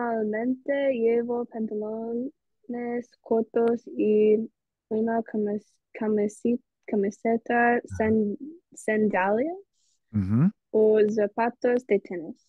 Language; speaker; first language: Spanish; non-native, learner; English